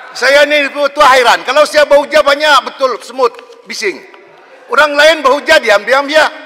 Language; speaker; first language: Malay; native; Malay